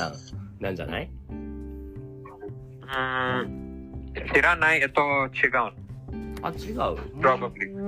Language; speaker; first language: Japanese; non-native, learner; English